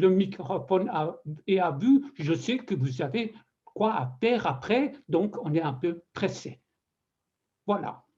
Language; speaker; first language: French; non-native, fluent; Persian